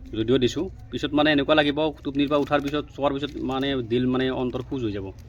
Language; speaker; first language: Assamese; native; Assamese